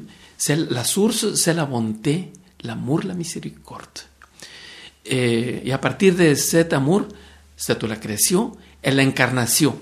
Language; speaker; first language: French; non-native, fluent; Spanish